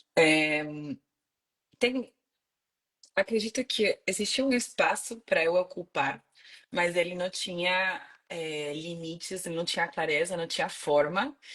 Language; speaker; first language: Portuguese; non-native, fluent; Spanish